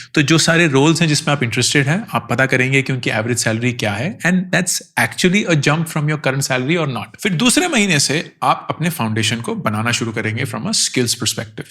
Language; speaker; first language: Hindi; native; Hindi